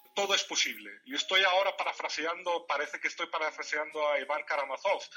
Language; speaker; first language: Spanish; non-native, fluent; Riffian